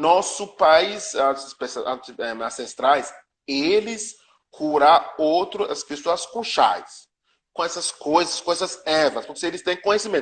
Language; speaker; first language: Portuguese; non-native, learner; Yoruba